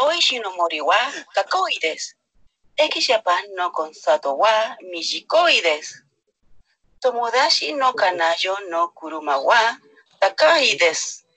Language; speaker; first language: Japanese; non-native, learner; Spanish